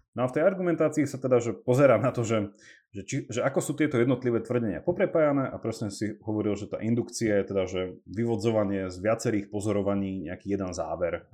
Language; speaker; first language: Slovak; early bilingual, heritage; English